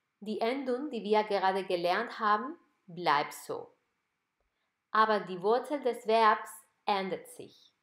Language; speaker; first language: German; non-native, fluent; Spanish